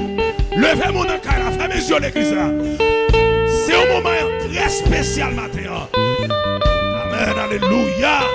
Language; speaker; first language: French; non-native, learner; Haitian Creole